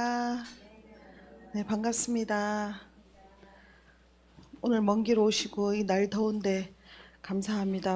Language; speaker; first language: Korean; native; Korean